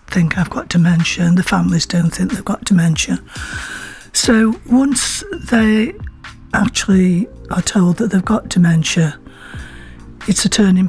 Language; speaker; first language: English; native; English